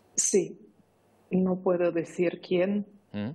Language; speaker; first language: Spanish; non-native, fluent; Ukrainian